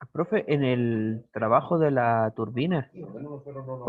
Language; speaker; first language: Spanish; native; Spanish